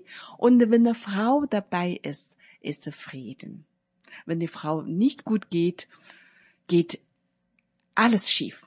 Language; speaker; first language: German; non-native, learner; Chinese